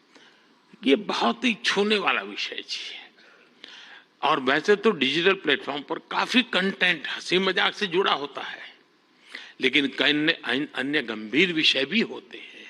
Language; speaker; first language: Hindi; non-native, local second language; Gujarati